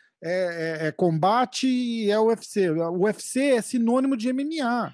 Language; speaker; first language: Portuguese; native; Portuguese